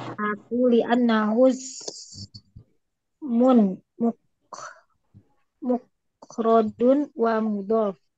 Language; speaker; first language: Arabic; non-native, learner; Indonesian